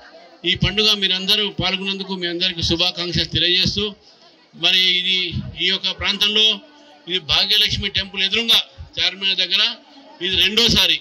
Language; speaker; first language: Telugu; native; Telugu